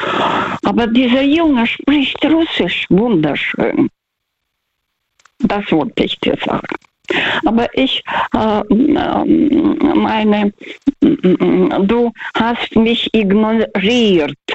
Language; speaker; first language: German; non-native, fluent; Russian